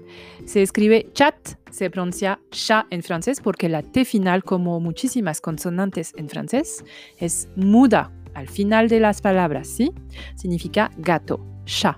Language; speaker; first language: Spanish; non-native, fluent; French